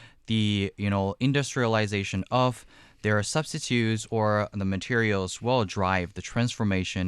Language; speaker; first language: English; non-native, fluent; Chinese